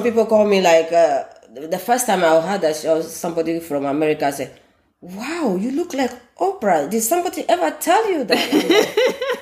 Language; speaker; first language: English; non-native, local second language; Ewe